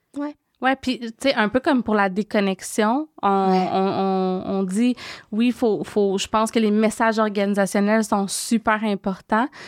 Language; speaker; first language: French; native; French